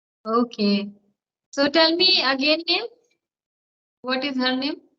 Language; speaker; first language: English; non-native, learner; Hindi